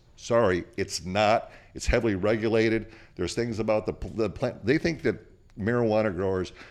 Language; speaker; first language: English; native; English